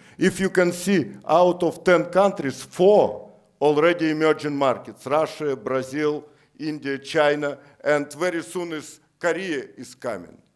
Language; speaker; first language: English; non-native, fluent; Russian